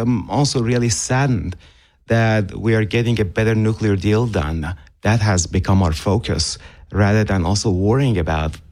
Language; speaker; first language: English; non-native, fluent; Persian